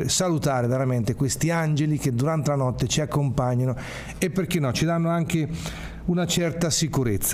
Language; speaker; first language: Italian; native; Italian